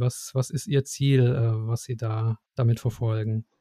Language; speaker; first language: German; native; German